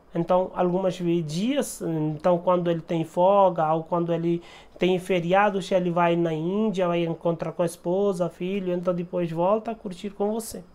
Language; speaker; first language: Portuguese; non-native, learner; Hindi